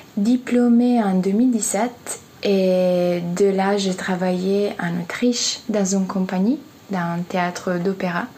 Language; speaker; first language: French; non-native, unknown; Italian